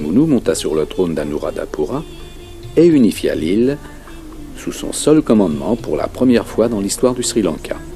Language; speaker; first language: French; native; French